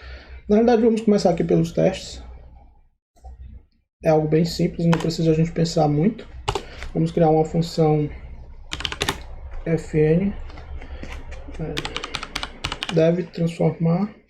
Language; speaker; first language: Portuguese; native; Portuguese